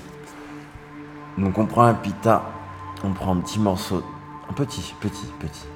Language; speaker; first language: French; native; French